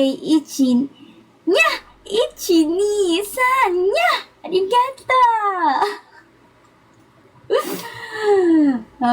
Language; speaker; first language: Japanese; non-native, learner; Filipino